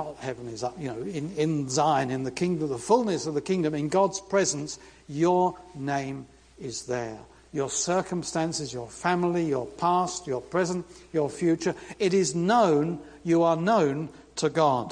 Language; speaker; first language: English; native; English